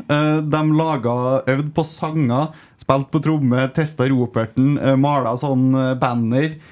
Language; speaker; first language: Norwegian; native; Norwegian